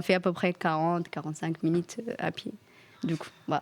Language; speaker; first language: French; non-native, fluent; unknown